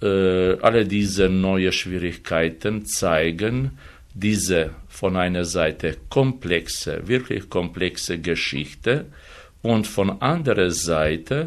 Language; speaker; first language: German; non-native, fluent; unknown